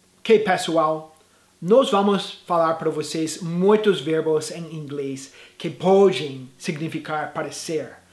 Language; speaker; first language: Portuguese; non-native, fluent; English